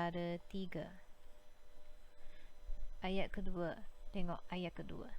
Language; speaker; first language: Malay; native; Malay